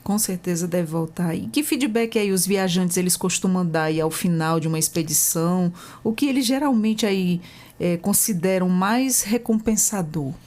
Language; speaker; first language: Portuguese; native; Portuguese